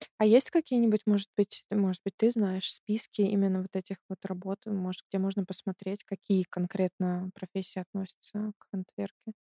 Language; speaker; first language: Russian; native; Russian